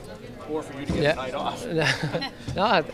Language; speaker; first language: English; native; English